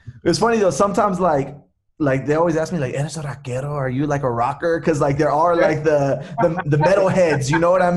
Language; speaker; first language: English; native; English